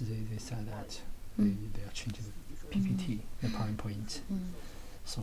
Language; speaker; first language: English; non-native, learner; Chinese